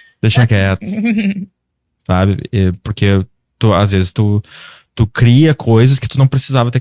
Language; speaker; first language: Portuguese; native; Portuguese